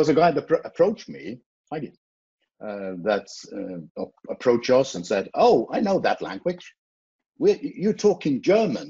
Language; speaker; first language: English; non-native, fluent; Faroese